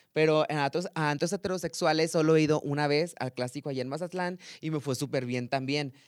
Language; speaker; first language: Spanish; native; Spanish